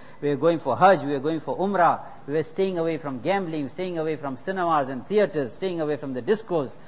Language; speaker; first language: English; native; English